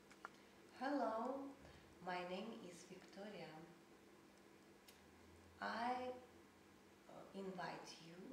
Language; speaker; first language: English; non-native, learner; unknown